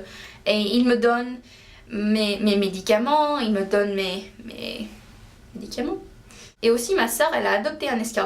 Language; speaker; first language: French; non-native, learner; English